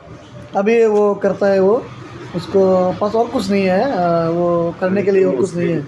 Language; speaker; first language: Hindi; non-native, fluent; Bangla